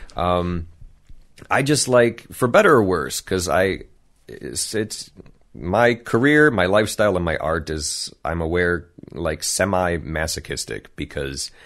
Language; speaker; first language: English; native; English